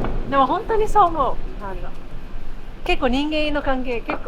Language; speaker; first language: Japanese; non-native, fluent; Portuguese